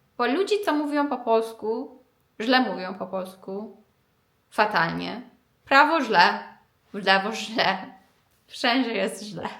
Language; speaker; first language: Polish; non-native, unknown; Persian